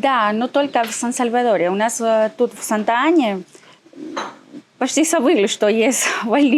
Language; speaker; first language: Russian; non-native, learner; Spanish